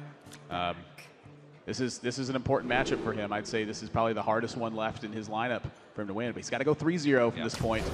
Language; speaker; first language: English; native; English